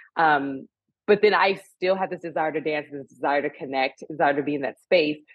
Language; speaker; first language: English; native; English